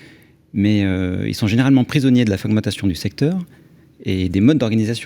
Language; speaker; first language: French; native; French